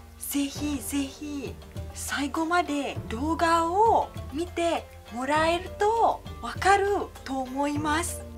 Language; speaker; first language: Japanese; non-native, fluent; Malay